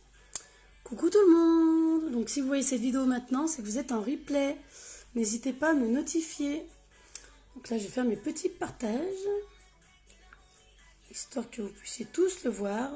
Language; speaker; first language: French; native; French